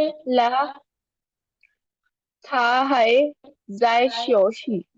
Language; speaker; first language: Chinese; non-native, learner; Urdu